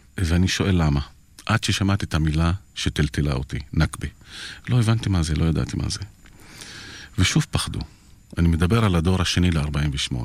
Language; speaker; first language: Hebrew; non-native, local second language; Arabic